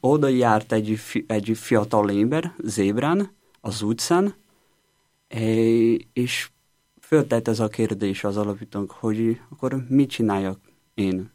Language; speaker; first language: Hungarian; non-native, learner; Portuguese